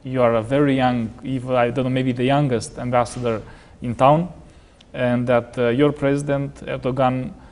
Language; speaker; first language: English; non-native, fluent; Romanian